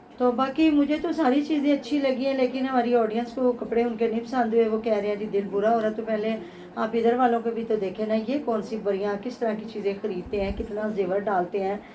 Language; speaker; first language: Urdu; non-native, local second language; Punjabi